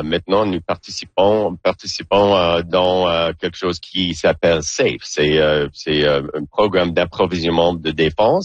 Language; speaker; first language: French; non-native, fluent; English